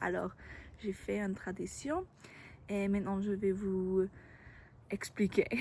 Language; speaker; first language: French; non-native, learner; English